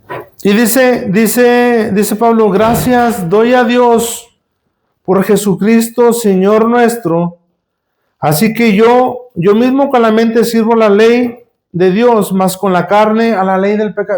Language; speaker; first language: Spanish; native; Spanish